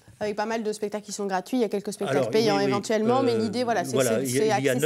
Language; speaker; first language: French; native; French